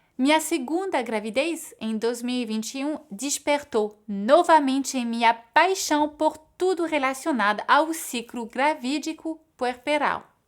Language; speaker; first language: Portuguese; non-native, fluent; French